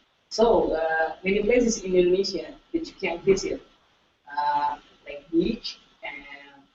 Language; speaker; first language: English; non-native, learner; Indonesian